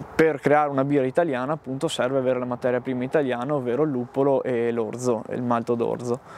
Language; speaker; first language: Italian; native; Italian